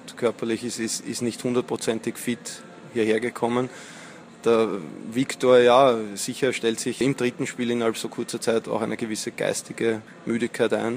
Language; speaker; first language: German; native; German